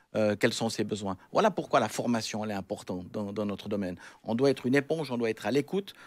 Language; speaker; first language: French; native; French